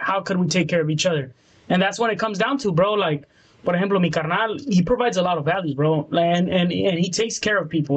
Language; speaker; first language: English; early bilingual, other home language; Spanish